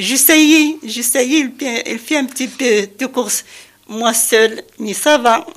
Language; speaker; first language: French; non-native, learner; Arabic